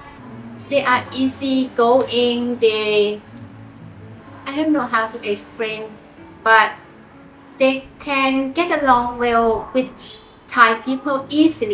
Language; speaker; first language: English; non-native, learner; Thai